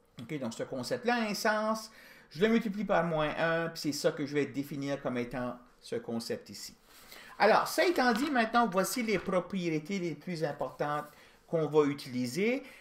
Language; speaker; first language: French; native; French